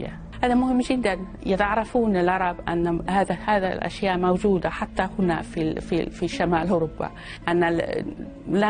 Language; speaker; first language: Arabic; non-native, fluent; Danish